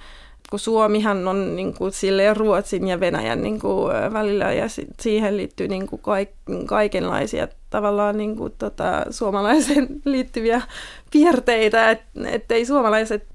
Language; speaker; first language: Finnish; non-native, fluent; French